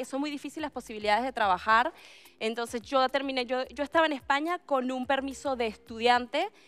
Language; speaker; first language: Spanish; native; Spanish